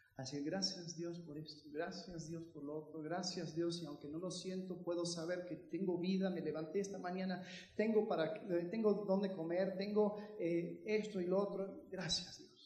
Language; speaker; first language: Spanish; early bilingual, heritage; Spanish